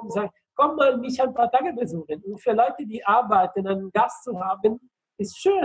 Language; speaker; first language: German; non-native, fluent; Italian